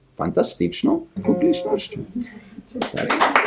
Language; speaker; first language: Polish; non-native, learner; Danish